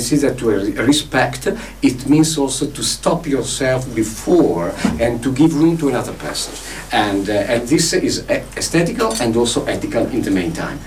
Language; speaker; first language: English; non-native, fluent; Italian